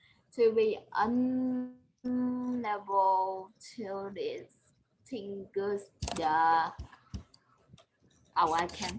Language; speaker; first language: English; non-native, learner; Vietnamese